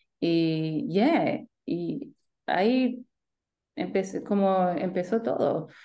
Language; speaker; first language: Spanish; early bilingual, heritage; Spanish